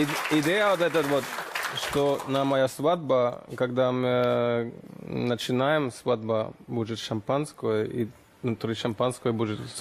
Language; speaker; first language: Russian; non-native, learner; German